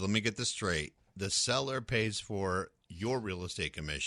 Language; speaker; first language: English; native; English